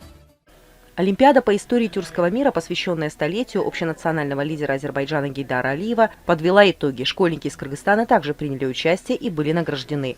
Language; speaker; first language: Russian; native; Russian